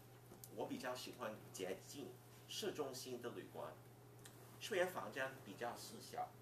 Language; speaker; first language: Chinese; non-native, local second language; Cantonese